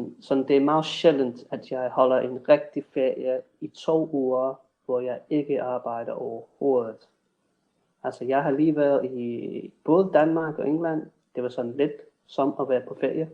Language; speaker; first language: Danish; non-native, fluent; English